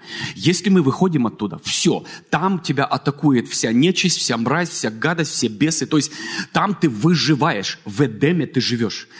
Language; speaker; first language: Russian; native; Russian